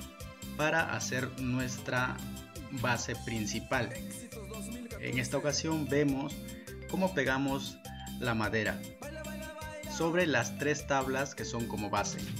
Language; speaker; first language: Spanish; native; Spanish